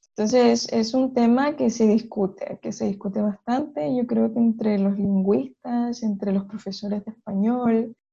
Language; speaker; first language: Spanish; native; Spanish